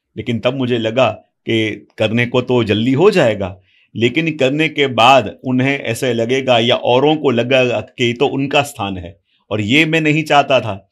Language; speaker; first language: Hindi; non-native, local second language; Gujarati